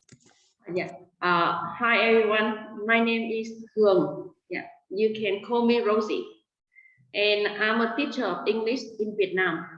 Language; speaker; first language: English; non-native, fluent; Vietnamese